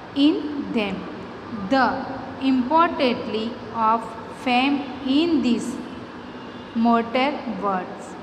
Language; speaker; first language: English; non-native, local second language; Gujarati